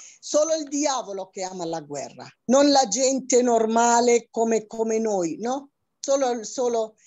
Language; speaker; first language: Italian; non-native, fluent; Arabic